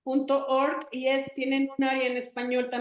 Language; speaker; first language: Spanish; native; Spanish